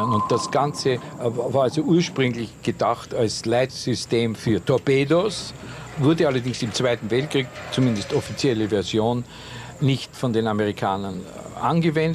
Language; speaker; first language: German; native; German